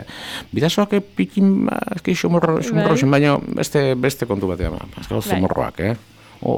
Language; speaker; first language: Basque; native; Basque